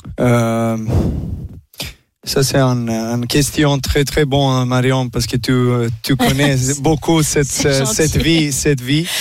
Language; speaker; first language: French; non-native, learner; Serbian